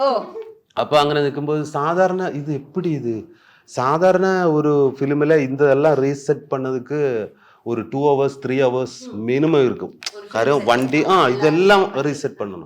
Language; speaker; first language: Tamil; non-native, learner; Malayalam